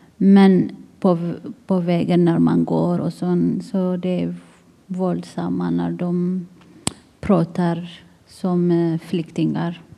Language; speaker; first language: Swedish; non-native, learner; Tigrinya